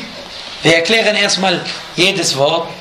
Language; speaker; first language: German; non-native, fluent; Arabic